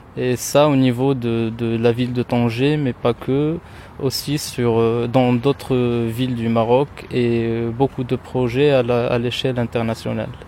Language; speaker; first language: French; non-native, local second language; Arabic